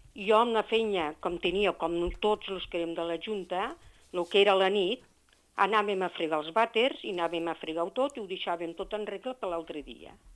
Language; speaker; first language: Catalan; native; Catalan